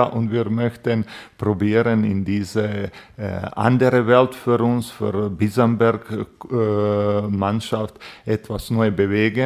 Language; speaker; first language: German; non-native, fluent; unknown